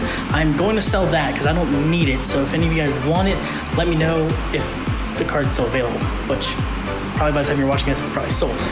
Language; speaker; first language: English; native; English